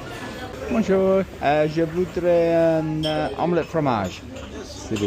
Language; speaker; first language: French; non-native, learner; English